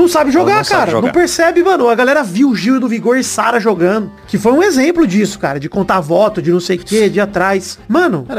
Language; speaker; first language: Portuguese; native; Portuguese